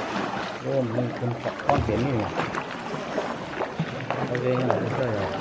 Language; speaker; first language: Thai; non-native, learner; Hmong